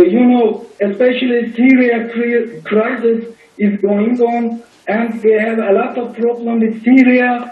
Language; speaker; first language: English; non-native, learner; Turkish